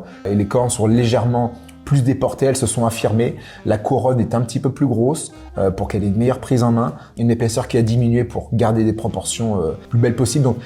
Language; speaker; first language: French; native; French